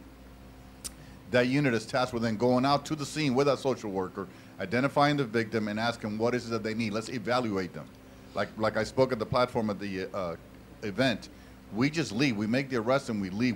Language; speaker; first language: English; native; English